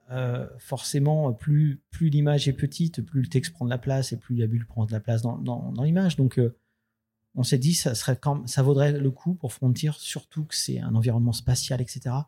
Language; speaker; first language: French; native; French